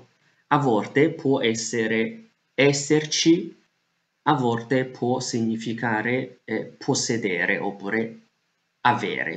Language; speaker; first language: Italian; non-native, fluent; Chinese